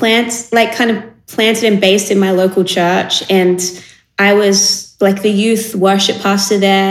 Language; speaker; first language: English; native; English